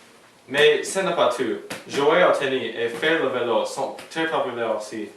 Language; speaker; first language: French; non-native, learner; English